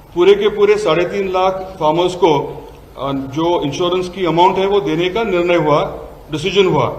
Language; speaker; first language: Hindi; non-native, local second language; Marathi